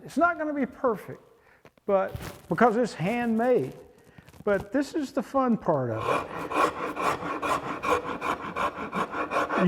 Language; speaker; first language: English; native; English